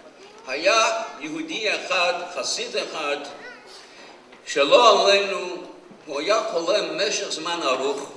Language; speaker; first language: Hebrew; non-native, fluent; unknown